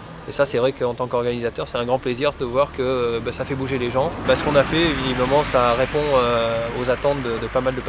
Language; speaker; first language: French; native; French